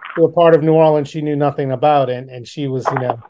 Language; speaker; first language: English; native; English